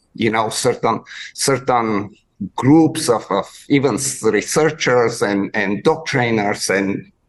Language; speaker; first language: English; non-native, fluent; Bulgarian